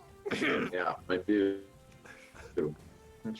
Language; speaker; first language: English; native; English